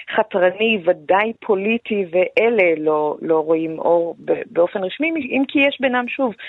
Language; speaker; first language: Hebrew; non-native, fluent; Persian